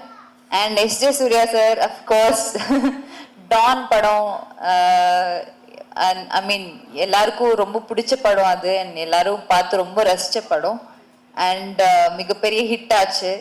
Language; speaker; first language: Tamil; early bilingual, heritage; Tamil